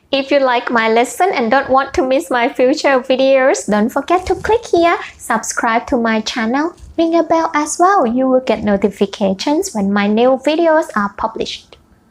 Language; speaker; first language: English; non-native, fluent; Thai